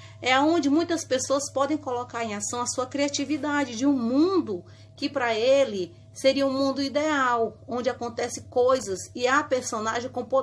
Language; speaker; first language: Portuguese; native; Portuguese